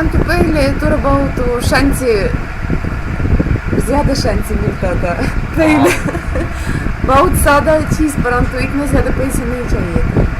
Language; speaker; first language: Hindi; non-native, fluent; Russian